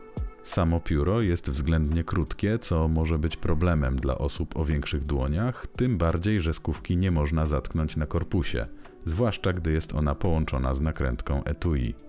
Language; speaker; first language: Polish; native; Polish